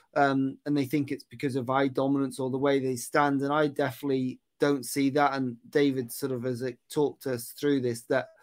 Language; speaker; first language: English; native; English